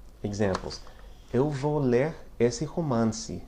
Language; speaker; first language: Portuguese; non-native, fluent; English